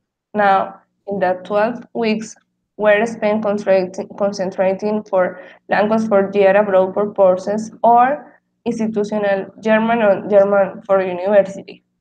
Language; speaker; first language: English; non-native, learner; Spanish